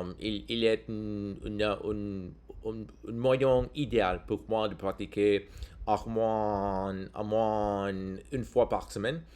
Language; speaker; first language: French; non-native, learner; English